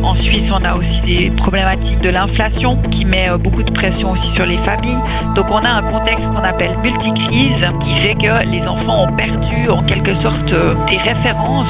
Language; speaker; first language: French; native; French